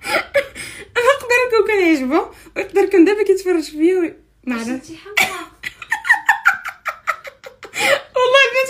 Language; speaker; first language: Arabic; native; Arabic